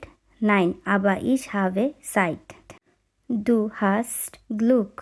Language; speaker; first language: German; non-native, fluent; Bangla